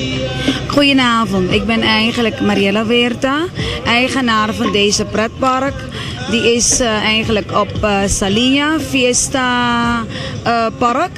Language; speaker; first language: Dutch; non-native, local second language; Papiamento